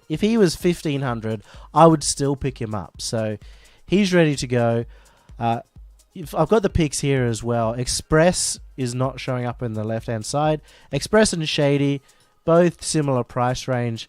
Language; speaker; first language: English; native; English